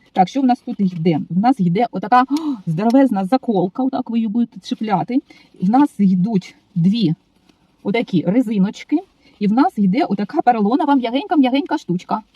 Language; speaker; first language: Ukrainian; non-native, local second language; Russian